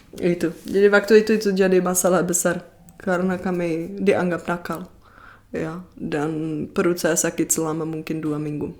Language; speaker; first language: Indonesian; non-native, fluent; Czech